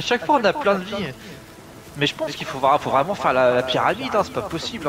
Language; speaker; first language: French; native; French